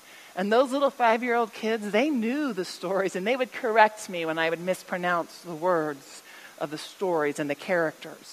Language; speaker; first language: English; native; English